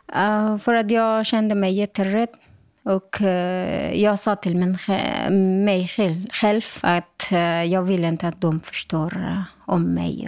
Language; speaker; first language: Swedish; non-native, local second language; Persian